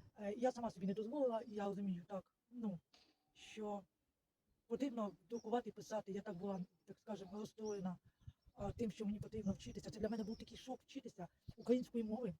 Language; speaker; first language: Ukrainian; non-native, local second language; Russian